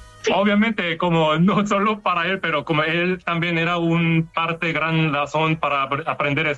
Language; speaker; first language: Spanish; non-native, fluent; Korean